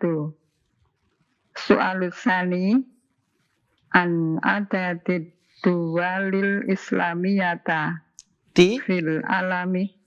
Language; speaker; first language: Arabic; non-native, learner; Indonesian